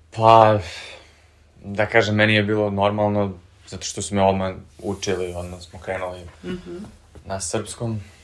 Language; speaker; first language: Serbian; early bilingual, heritage; Serbian